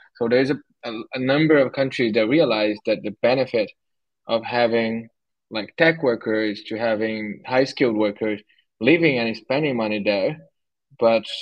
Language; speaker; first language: English; non-native, fluent; Portuguese